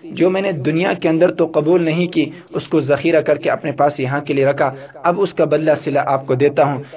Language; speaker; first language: Urdu; native; Urdu